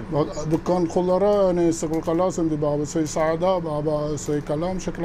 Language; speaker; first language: Arabic; non-native, learner; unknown